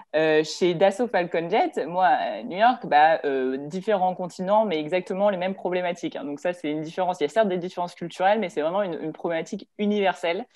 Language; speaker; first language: French; native; French